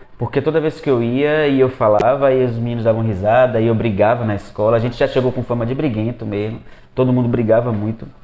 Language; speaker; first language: Portuguese; early bilingual, other home language; Spanish